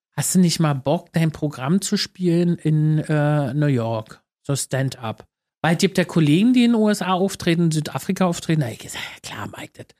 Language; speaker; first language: German; native; German